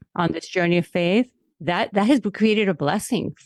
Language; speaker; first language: English; non-native, fluent; Spanish